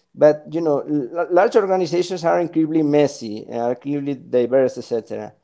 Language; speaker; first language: English; non-native, fluent; Spanish